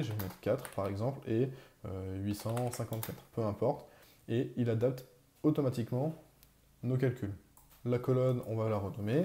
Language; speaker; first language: French; native; French